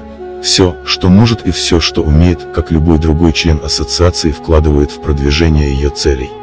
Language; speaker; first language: Russian; native; Russian